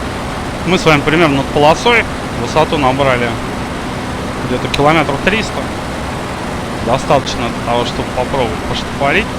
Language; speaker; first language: Russian; native; Russian